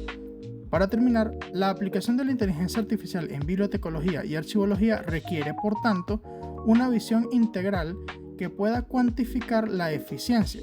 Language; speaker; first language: Spanish; native; Spanish